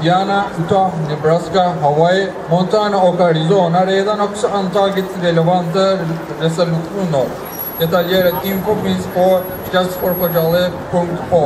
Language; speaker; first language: Swedish; non-native, fluent; Azerbaijani